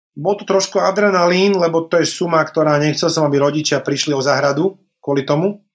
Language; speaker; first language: Slovak; non-native, local second language; Hungarian